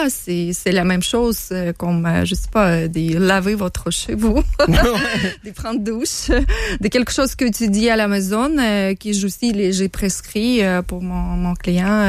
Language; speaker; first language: French; non-native, learner; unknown